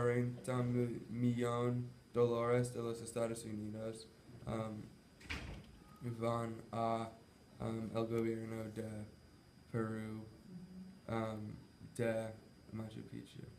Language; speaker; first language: Spanish; non-native, learner; English